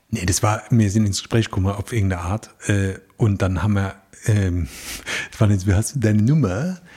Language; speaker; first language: German; native; German